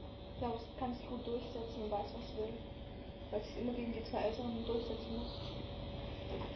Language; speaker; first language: German; native; German